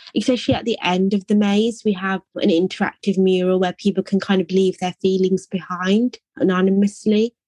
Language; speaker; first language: English; native; English